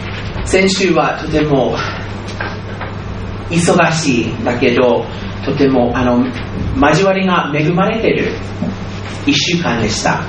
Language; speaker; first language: Japanese; non-native, fluent; English